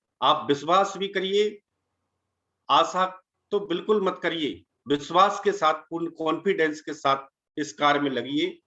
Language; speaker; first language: Hindi; native; Hindi